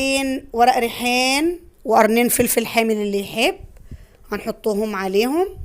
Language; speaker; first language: Arabic; native; Arabic